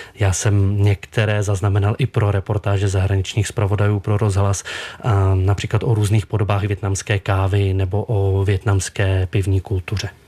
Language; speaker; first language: Czech; native; Czech